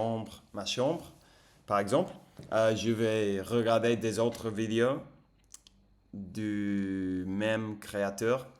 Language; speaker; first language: French; non-native, fluent; English